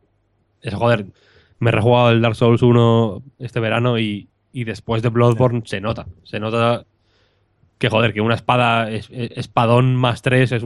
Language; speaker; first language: Spanish; native; Spanish